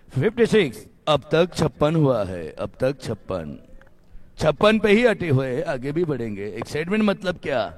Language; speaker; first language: Hindi; non-native, local second language; Marathi